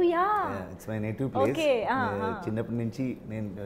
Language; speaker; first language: Telugu; non-native, learner; Kannada